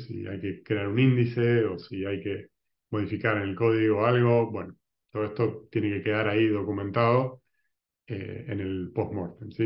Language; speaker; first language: Spanish; native; Spanish